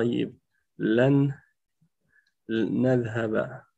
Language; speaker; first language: Arabic; non-native, fluent; French